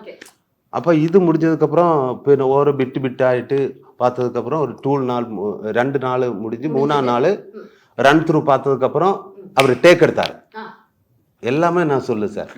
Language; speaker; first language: Tamil; non-native, learner; Malayalam